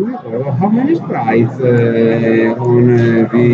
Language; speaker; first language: English; non-native, learner; Italian